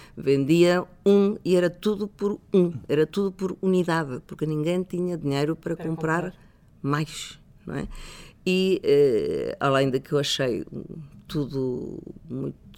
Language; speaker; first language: Portuguese; non-native, fluent; Spanish